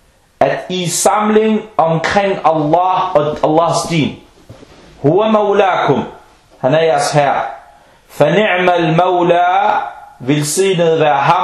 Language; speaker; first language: Danish; non-native, local second language; Arabic